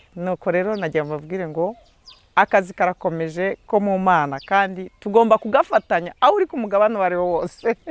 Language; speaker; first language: Kinyarwanda; native; Kinyarwanda